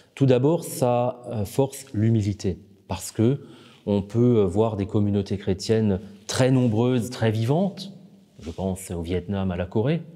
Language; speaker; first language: French; native; French